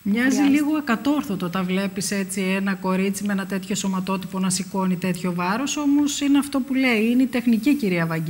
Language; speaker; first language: Greek; native; Greek